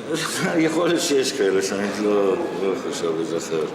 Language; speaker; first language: Hebrew; non-native, fluent; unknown